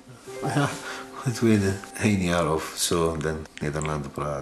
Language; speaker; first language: Dutch; non-native, learner; Arabic